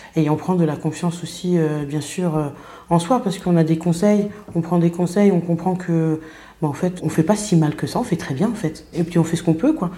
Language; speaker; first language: French; native; French